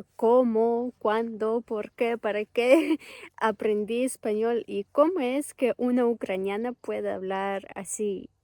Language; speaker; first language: Spanish; non-native, fluent; Ukrainian